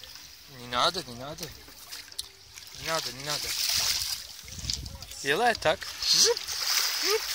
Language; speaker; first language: Russian; non-native, learner; Turkish